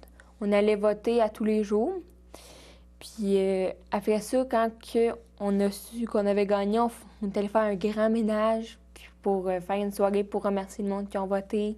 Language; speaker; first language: French; native; French